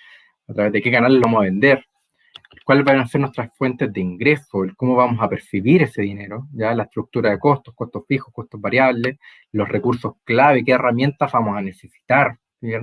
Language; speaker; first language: Spanish; native; Spanish